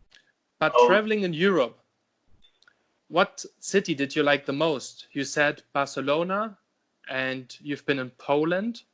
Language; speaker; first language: English; non-native, fluent; German